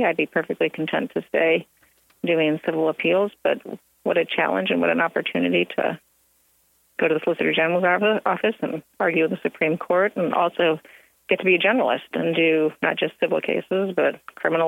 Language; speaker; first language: English; native; English